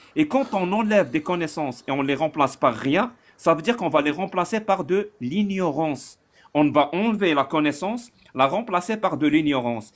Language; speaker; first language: French; non-native, local second language; Arabic